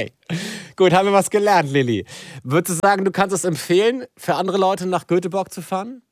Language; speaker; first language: German; native; German